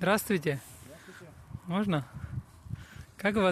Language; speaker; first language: Russian; non-native, learner; Malayalam